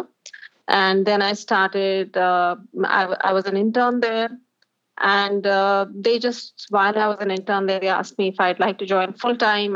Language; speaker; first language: English; non-native, local second language; Hindi